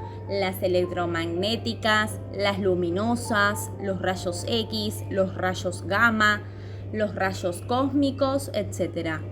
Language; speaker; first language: Spanish; native; Spanish